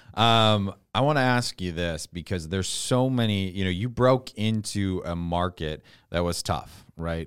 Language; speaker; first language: English; native; English